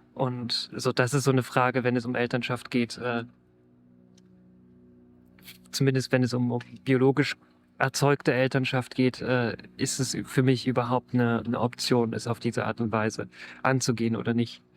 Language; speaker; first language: German; native; German